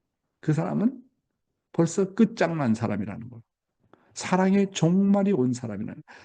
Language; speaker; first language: Korean; native; Korean